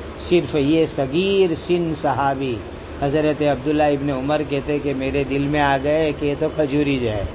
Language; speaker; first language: Urdu; non-native, local second language; Gujarati